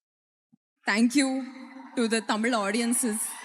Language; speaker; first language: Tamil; non-native, learner; Kannada